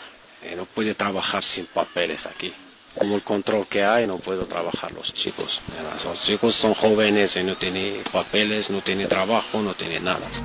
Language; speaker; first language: Spanish; non-native, learner; Arabic